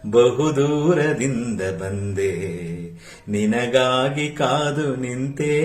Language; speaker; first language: Kannada; native; Kannada